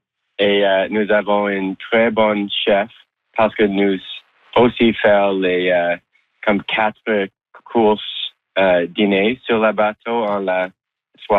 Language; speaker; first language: French; non-native, local second language; English